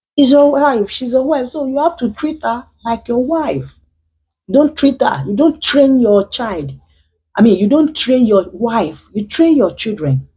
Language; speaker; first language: English; non-native, local second language; Yoruba